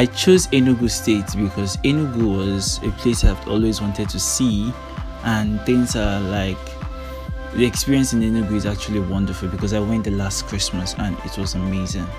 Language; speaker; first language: English; non-native, local second language; Igbo